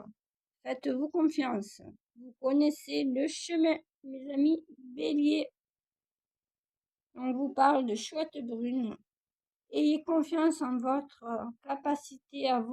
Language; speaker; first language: French; native; French